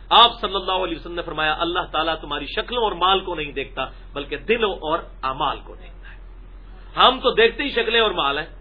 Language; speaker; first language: Urdu; non-native, local second language; Punjabi